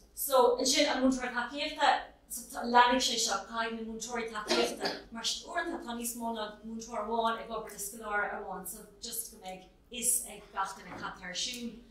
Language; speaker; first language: Irish; non-native, local second language; English